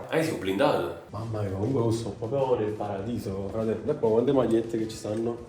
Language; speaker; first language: Italian; native; Italian